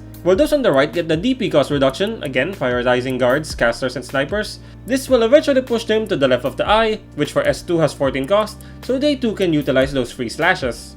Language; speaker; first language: English; native; English